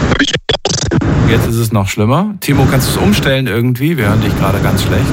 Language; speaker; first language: German; native; German